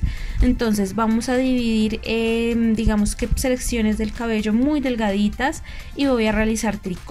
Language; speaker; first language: Spanish; native; Spanish